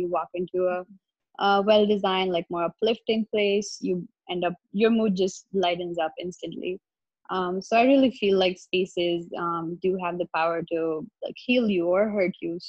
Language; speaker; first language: English; non-native, local second language; Hindi